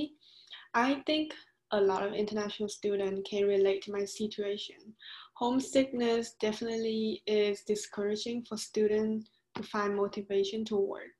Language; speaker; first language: English; non-native, fluent; Vietnamese